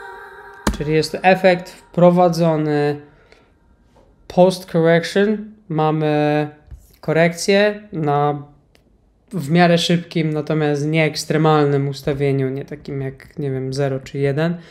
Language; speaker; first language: Polish; native; Polish